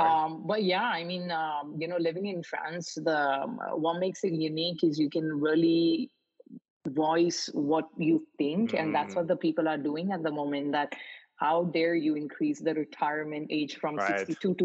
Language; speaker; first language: English; non-native, local second language; Marathi